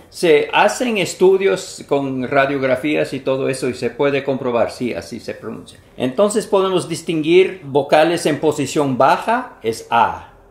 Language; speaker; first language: Spanish; non-native, fluent; English